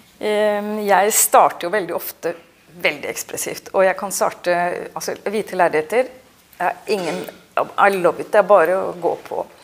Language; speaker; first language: Norwegian; native; Norwegian